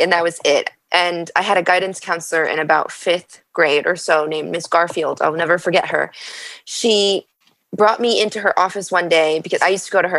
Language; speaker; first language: English; native; English